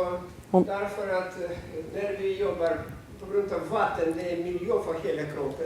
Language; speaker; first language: Swedish; non-native, fluent; Russian